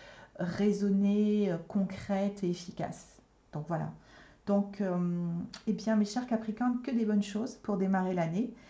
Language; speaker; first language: French; native; French